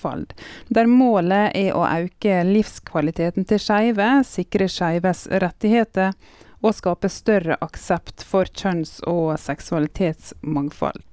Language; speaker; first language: Norwegian; native; Norwegian